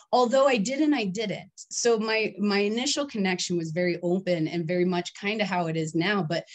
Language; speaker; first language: English; native; English